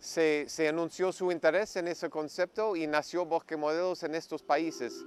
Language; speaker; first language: Spanish; non-native, fluent; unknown